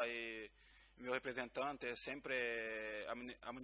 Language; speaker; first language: Spanish; non-native, learner; Portuguese